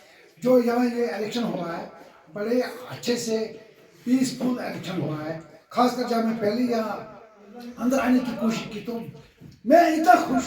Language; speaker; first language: Hindi; non-native, local second language; Kashmiri